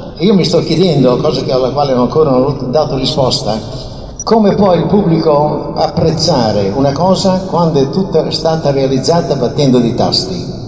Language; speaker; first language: Italian; native; Italian